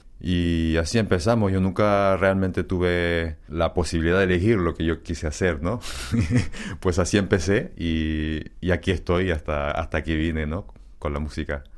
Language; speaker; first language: Spanish; early bilingual, other home language; Korean